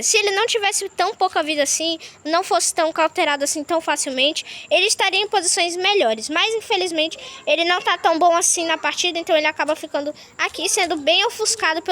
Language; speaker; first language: Portuguese; native; Portuguese